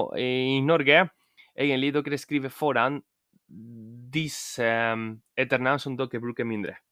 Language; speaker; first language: Norwegian; non-native, learner; Spanish